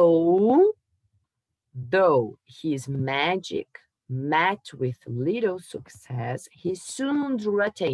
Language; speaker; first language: English; non-native, fluent; Portuguese